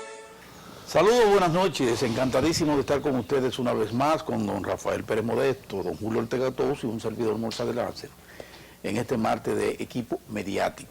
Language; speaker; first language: Spanish; native; Spanish